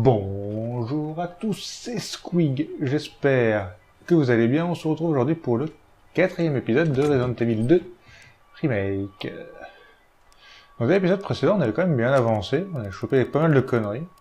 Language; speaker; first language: French; native; French